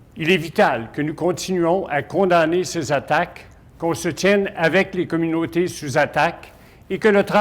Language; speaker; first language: French; non-native, local second language; English